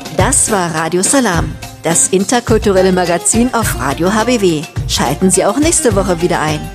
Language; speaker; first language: German; native; German